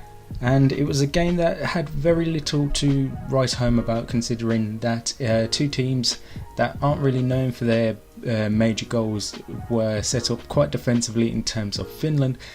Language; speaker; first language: English; native; English